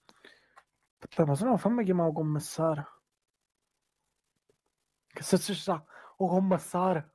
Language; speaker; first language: Italian; native; Italian